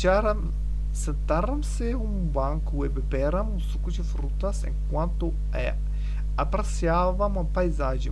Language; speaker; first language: Portuguese; non-native, learner; German